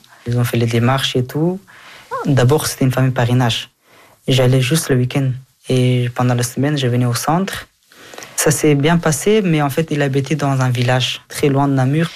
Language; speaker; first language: French; early bilingual, other home language; Persian